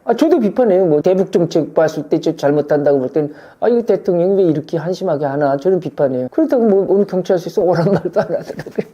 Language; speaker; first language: Korean; native; Korean